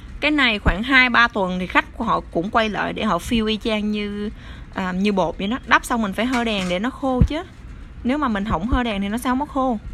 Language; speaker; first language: Vietnamese; early bilingual, other home language; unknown